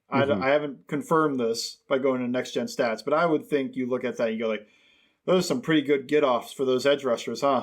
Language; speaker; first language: English; native; English